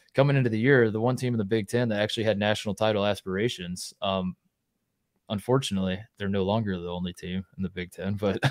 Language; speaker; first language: English; native; English